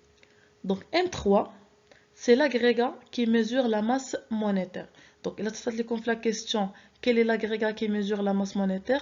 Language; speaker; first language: French; non-native, local second language; Arabic